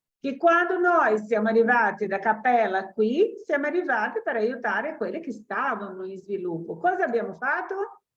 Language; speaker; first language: Italian; non-native, fluent; Portuguese